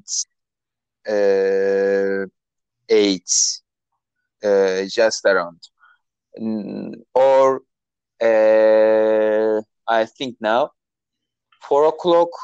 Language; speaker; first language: English; non-native, learner; Turkish